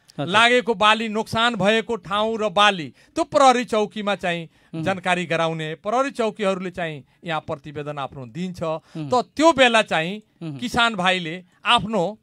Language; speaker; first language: Nepali; non-native, local second language; Bhojpuri